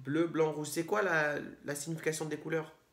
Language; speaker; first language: French; native; French